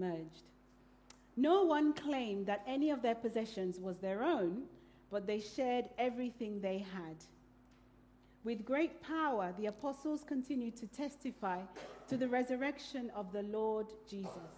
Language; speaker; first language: English; non-native, local second language; Yoruba